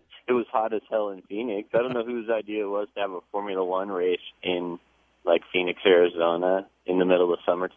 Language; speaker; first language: English; native; English